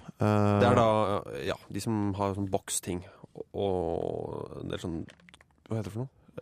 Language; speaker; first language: Norwegian; native; Norwegian